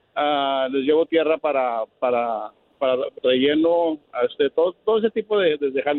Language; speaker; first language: Spanish; native; Spanish